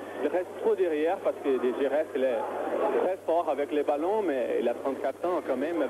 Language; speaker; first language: French; non-native, learner; Portuguese